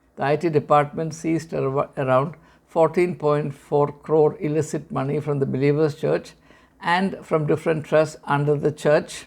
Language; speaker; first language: English; non-native, local second language; Malayalam